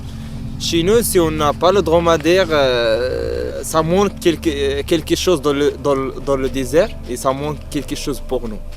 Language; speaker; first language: French; non-native, learner; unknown